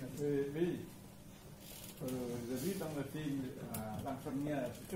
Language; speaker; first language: French; non-native, learner; Khmer